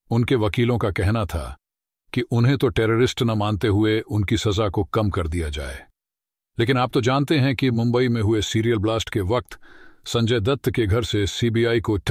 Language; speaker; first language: Hindi; native; Hindi